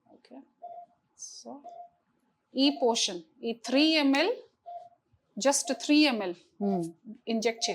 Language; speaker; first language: Telugu; non-native, fluent; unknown